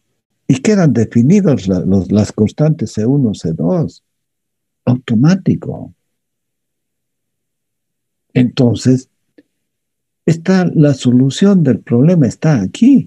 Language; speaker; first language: Spanish; native; Spanish